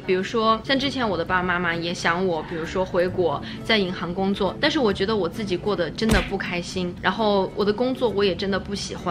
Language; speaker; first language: Chinese; native; Chinese